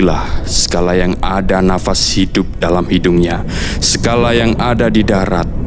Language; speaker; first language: Indonesian; native; Indonesian